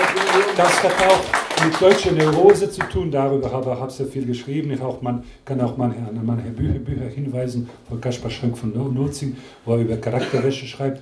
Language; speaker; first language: German; non-native, fluent; Croatian